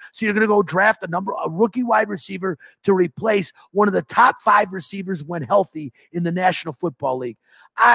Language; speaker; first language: English; native; English